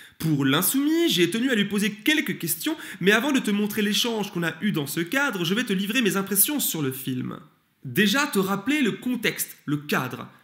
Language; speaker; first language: French; early bilingual, other home language; Turkish